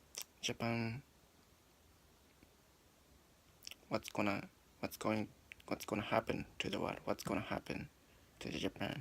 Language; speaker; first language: English; non-native, learner; Japanese